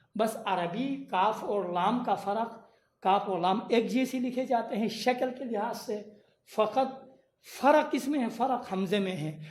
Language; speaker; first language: Urdu; non-native, local second language; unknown